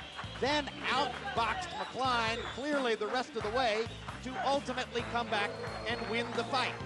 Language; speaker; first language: English; native; English